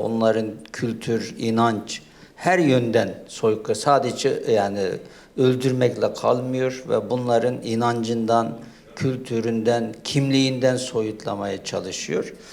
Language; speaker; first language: Turkish; non-native, fluent; Uyghur